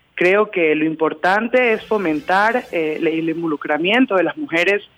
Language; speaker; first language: Spanish; native; Spanish